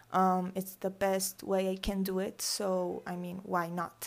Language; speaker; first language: English; early bilingual, other home language; Spanish